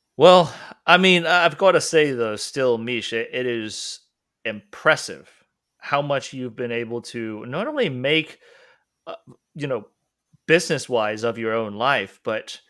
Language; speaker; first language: English; non-native, local second language; Cantonese